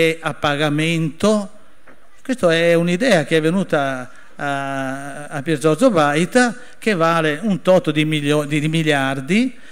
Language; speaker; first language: Italian; native; Italian